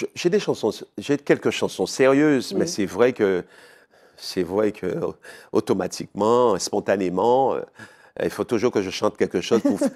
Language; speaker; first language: French; native; French